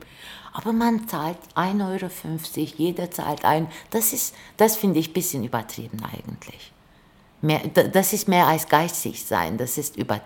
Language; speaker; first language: German; non-native, fluent; Turkish